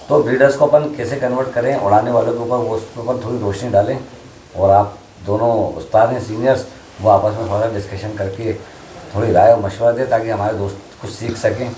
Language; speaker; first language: Hindi; native; Hindi